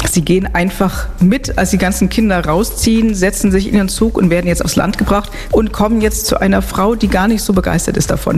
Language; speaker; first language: German; native; German